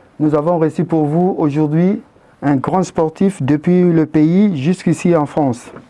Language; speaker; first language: French; non-native, local second language; Lingala